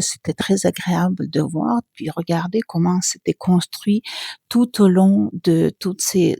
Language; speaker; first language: French; non-native, fluent; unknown